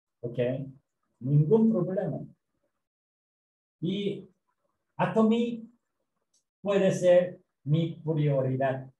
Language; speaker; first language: Spanish; non-native, learner; Korean